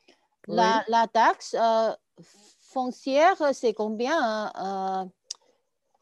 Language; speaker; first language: French; non-native, learner; Chinese